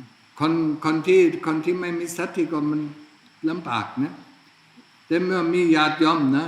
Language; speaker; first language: Thai; non-native, fluent; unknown